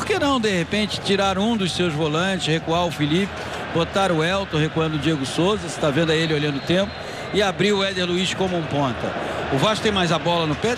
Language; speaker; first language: Portuguese; native; Portuguese